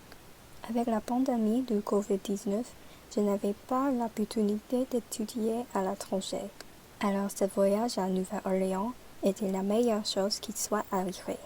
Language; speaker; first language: French; non-native, learner; English